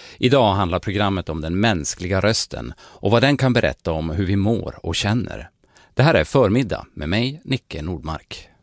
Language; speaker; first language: Swedish; native; Swedish